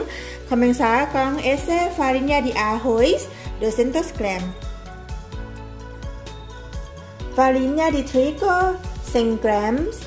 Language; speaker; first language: Portuguese; non-native, learner; Thai